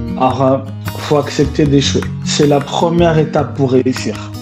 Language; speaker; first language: French; native; French